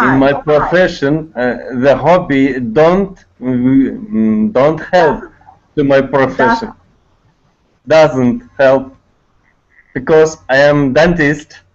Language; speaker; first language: English; non-native, learner; Tatar